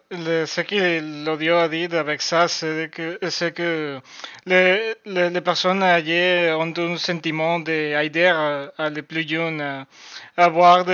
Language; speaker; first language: French; non-native, learner; Spanish